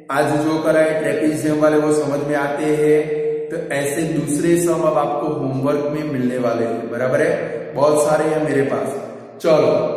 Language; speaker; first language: Hindi; non-native, local second language; Gujarati